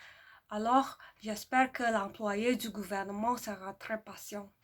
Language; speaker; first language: French; non-native, fluent; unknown